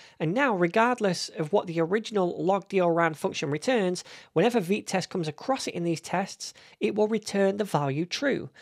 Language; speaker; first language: English; native; English